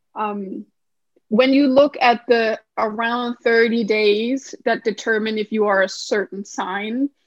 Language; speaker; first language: English; non-native, fluent; Danish